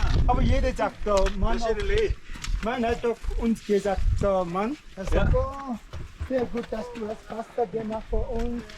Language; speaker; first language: German; non-native, learner; Nepali